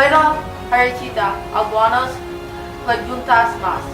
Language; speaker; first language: Spanish; non-native, learner; English